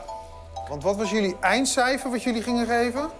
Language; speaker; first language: Dutch; native; Dutch